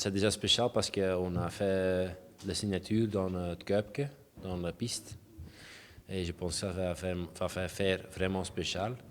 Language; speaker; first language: French; non-native, local second language; Dutch